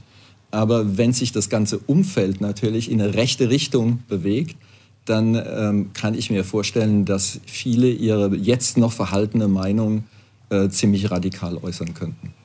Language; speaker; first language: German; native; German